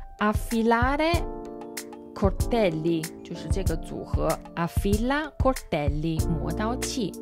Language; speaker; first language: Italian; non-native, fluent; Chinese